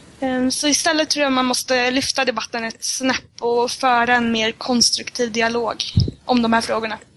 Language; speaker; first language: Swedish; native; Swedish